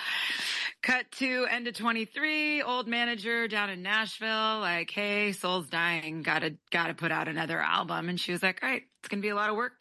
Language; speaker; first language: English; native; English